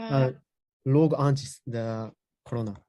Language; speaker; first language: Portuguese; non-native, learner; Japanese